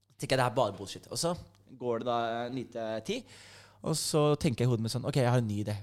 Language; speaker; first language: Norwegian; native; Norwegian